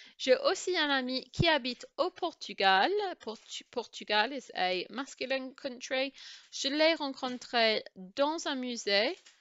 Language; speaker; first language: French; non-native, fluent; English